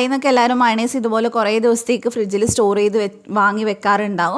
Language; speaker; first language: Malayalam; native; Malayalam